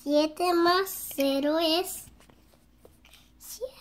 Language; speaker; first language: Spanish; early bilingual, heritage; Spanish